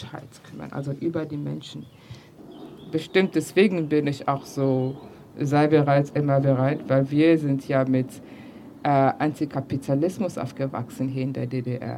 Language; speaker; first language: German; early bilingual, other home language; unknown